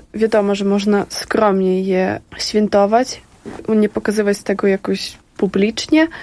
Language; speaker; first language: Polish; non-native, fluent; Ukrainian